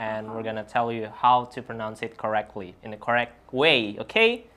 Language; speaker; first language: English; non-native, fluent; Indonesian